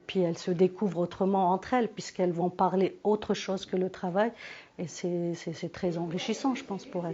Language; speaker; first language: French; native; French